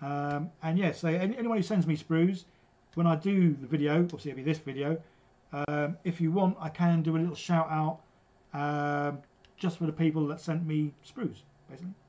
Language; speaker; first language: English; native; English